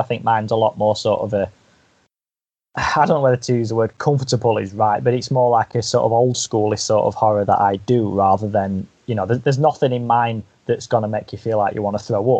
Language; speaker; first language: English; native; English